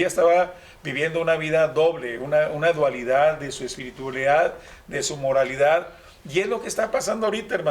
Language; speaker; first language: Spanish; native; Spanish